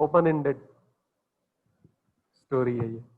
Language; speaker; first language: Hindi; native; Hindi